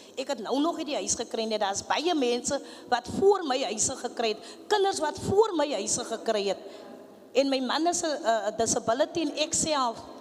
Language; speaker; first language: Afrikaans; native; Afrikaans